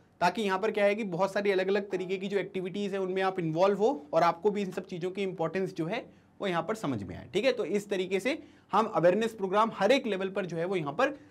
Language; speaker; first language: Hindi; native; Hindi